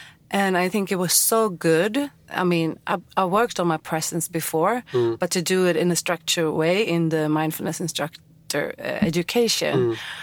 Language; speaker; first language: English; non-native, fluent; Swedish